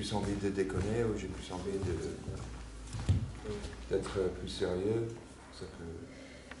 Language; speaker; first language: French; non-native, fluent; English